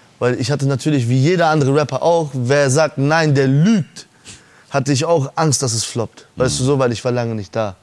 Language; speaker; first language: German; early bilingual, other home language; Persian